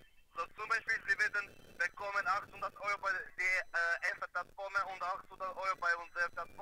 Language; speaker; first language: German; non-native, learner; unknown